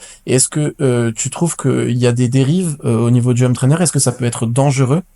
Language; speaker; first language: French; native; French